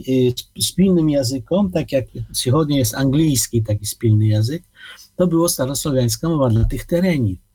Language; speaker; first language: Polish; non-native, learner; Ukrainian